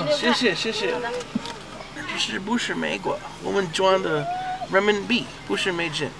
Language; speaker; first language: Chinese; non-native, learner; English